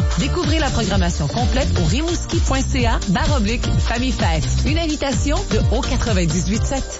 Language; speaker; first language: French; native; French